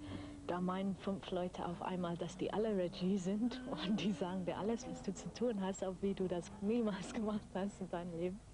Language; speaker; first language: German; non-native, fluent; English